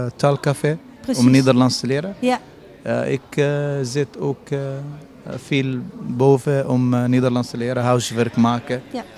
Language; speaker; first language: Dutch; non-native, learner; Arabic